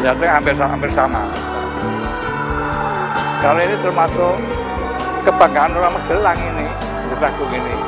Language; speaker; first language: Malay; non-native, local second language; Javanese